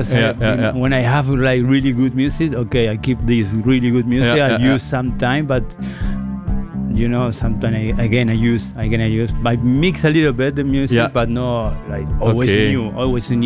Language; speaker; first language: English; non-native, learner; Spanish